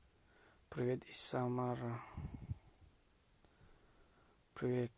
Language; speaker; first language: Russian; non-native, learner; Tajik